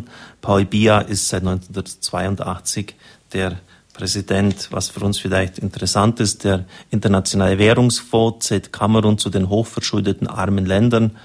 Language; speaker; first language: German; native; German